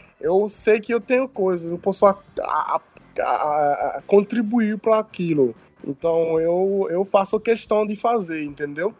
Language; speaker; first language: Portuguese; non-native, fluent; Yoruba